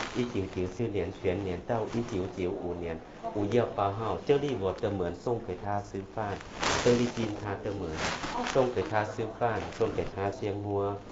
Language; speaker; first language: Chinese; non-native, learner; Thai